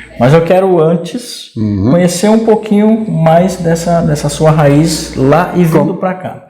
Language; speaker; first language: Portuguese; native; Portuguese